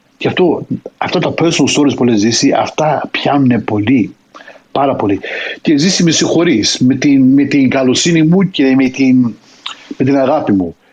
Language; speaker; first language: Greek; early bilingual, heritage; Greek